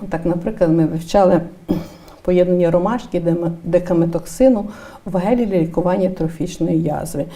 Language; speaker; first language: Ukrainian; native; Ukrainian